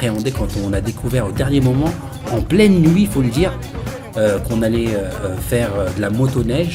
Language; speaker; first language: French; native; French